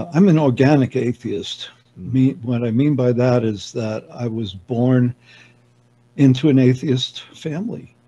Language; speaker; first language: English; native; English